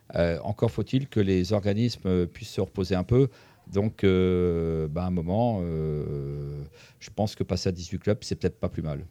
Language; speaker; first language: French; native; French